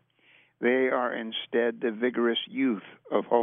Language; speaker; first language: English; native; English